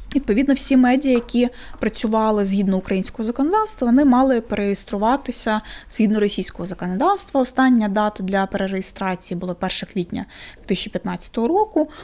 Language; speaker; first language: Ukrainian; non-native, local second language; Russian